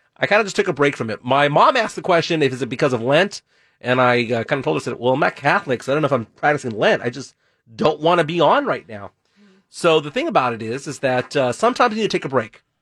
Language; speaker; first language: English; native; English